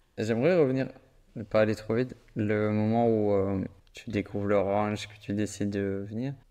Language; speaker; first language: French; native; French